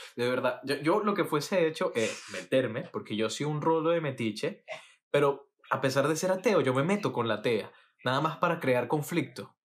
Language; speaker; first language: Spanish; native; Spanish